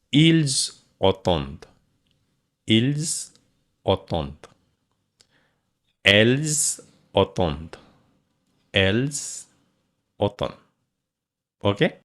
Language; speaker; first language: French; non-native, learner; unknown